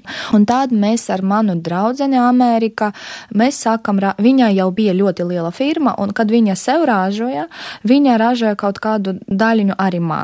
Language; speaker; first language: Latvian; non-native, local second language; Russian